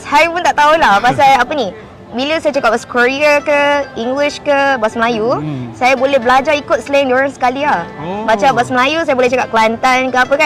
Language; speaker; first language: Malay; non-native, fluent; Vietnamese